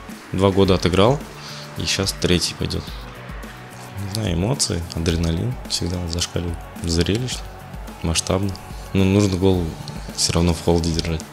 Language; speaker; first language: Russian; native; Russian